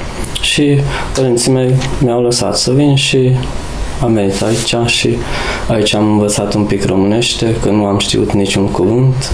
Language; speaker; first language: Romanian; non-native, local second language; Hungarian